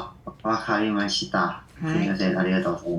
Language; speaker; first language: Japanese; non-native, learner; Indonesian